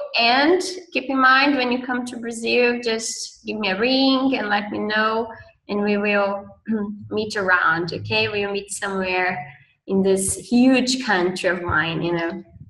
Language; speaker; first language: English; non-native, fluent; Portuguese